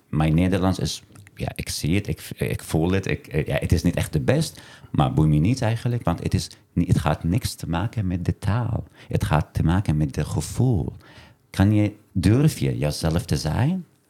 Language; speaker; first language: Dutch; non-native, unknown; Arabic